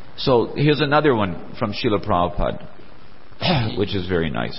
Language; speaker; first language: English; native; English